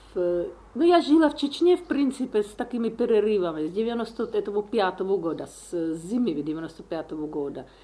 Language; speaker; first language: Russian; non-native, fluent; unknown